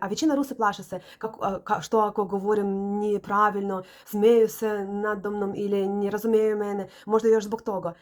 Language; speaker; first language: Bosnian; non-native, learner; Russian